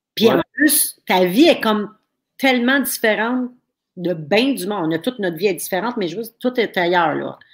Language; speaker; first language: French; native; French